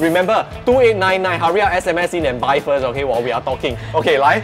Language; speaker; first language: English; non-native, local second language; Chinese